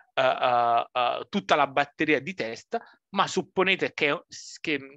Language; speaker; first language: Italian; native; Italian